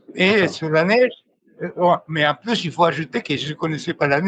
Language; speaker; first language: French; non-native, fluent; Spanish